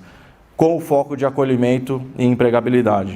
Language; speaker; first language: Portuguese; native; Portuguese